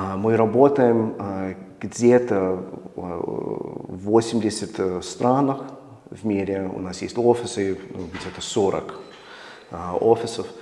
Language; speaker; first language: Russian; non-native, fluent; English